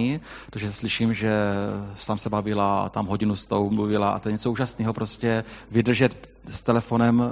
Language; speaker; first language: Czech; native; Czech